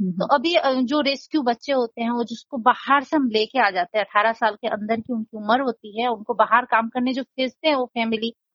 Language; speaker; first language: Hindi; non-native, local second language; Nepali